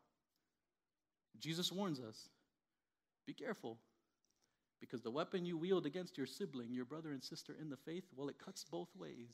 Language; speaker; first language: English; early bilingual, other home language; Spanish